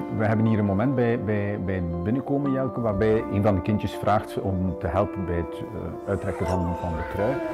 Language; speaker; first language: Dutch; native; Dutch